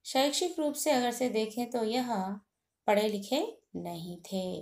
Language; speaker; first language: Hindi; non-native, local second language; Telugu